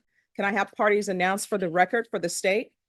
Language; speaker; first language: English; native; English